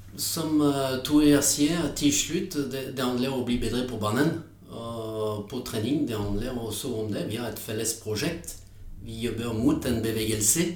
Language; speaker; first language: Norwegian; non-native, fluent; French